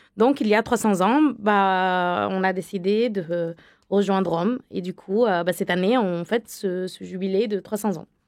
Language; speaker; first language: French; non-native, fluent; Arabic